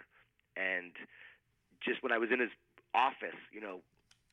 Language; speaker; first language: English; native; English